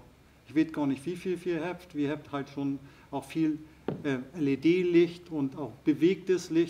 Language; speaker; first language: German; native; German